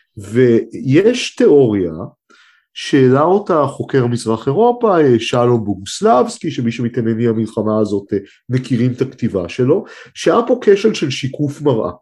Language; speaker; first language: Hebrew; native; Hebrew